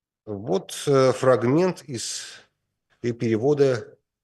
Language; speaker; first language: Russian; native; Russian